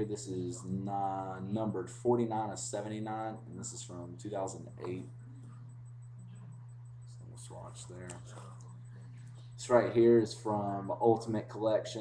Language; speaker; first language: English; native; English